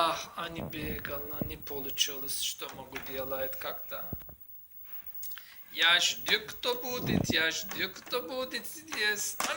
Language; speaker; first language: Russian; non-native, learner; Turkish